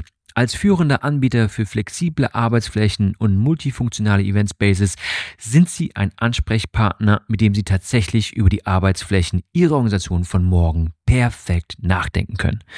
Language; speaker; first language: German; native; German